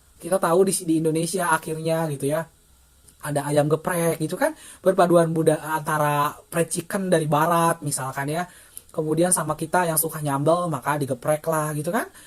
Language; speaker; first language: Indonesian; non-native, local second language; Sundanese